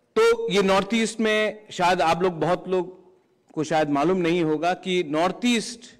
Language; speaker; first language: Hindi; non-native, local second language; Kok Borok